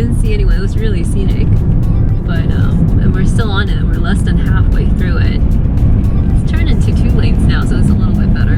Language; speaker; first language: English; native; English